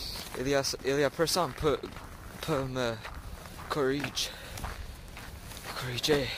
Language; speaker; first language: French; non-native, learner; English